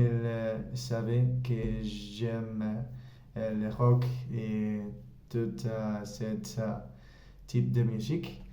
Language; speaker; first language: French; non-native, learner; Spanish